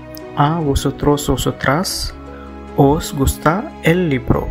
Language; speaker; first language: Spanish; non-native, fluent; Telugu